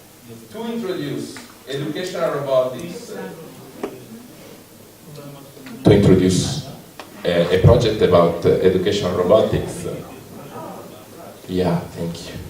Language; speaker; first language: English; non-native, learner; Italian